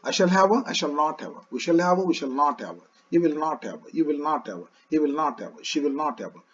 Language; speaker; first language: English; non-native, local second language; Kannada